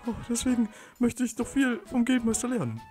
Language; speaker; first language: German; native; German